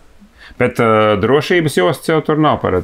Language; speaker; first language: Latvian; native; Latvian